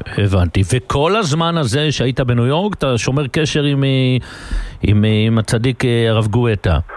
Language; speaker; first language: Hebrew; native; Hebrew